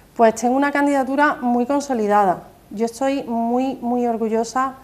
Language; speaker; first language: Spanish; native; Spanish